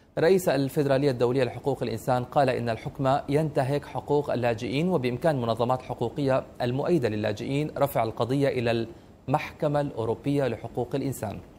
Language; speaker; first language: Arabic; native; Arabic